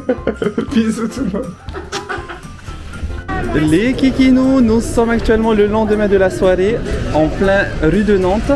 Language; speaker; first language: French; native; French